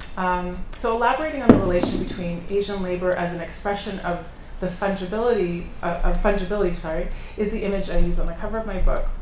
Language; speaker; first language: English; native; English